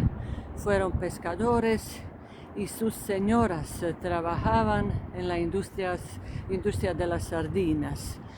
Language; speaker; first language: Spanish; non-native, fluent; Croatian